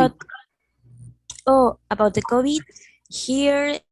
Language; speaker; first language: English; non-native, learner; Spanish